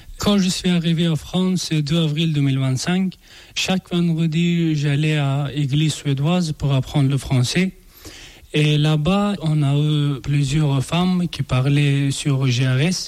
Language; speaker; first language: French; non-native, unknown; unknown